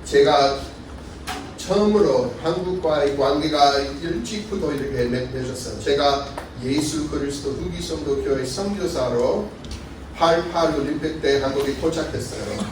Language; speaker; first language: Korean; non-native, fluent; English